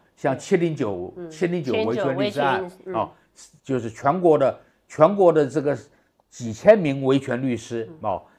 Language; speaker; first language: Chinese; native; Chinese